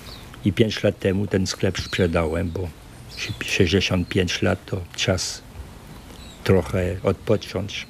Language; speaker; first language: Polish; early bilingual, heritage; French